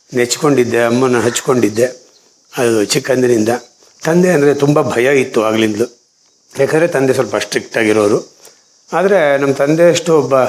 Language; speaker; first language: Kannada; non-native, local second language; Konkani